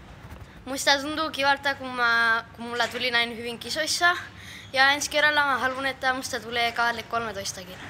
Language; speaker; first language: Finnish; early bilingual, heritage; Finnish